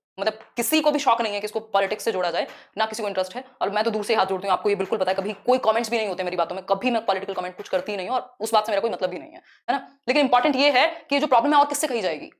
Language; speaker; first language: Hindi; native; Hindi